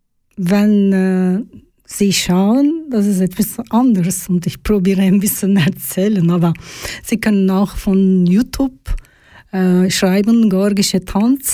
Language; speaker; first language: German; non-native, learner; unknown